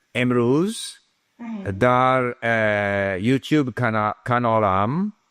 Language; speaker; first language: Persian; non-native, learner; English